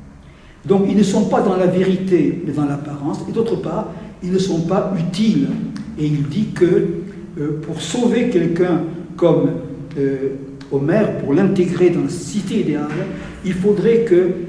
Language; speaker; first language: French; native; French